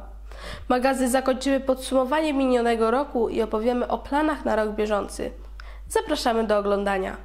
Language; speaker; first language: Polish; native; Polish